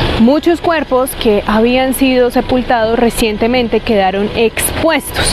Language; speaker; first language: Spanish; native; Spanish